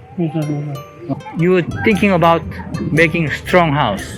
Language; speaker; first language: English; non-native, learner; Korean